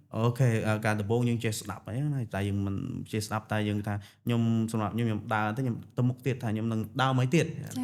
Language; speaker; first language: Khmer; non-native, local second language; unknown